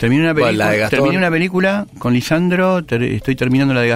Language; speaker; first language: Spanish; native; Spanish